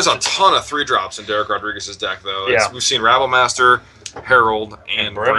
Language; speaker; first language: English; native; English